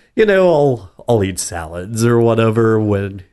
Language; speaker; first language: English; native; English